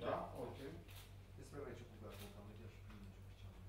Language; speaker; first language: Romanian; native; Romanian